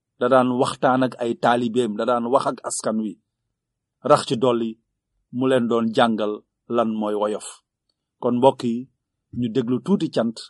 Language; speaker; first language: Wolof; native; Wolof